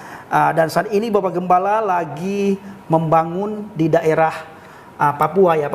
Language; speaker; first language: Malay; native; Malay